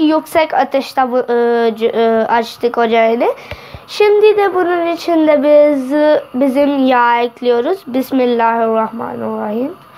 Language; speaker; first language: Turkish; non-native, learner; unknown